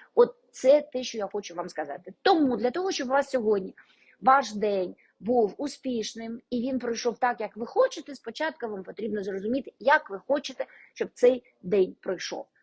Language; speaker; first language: Ukrainian; non-native, local second language; Russian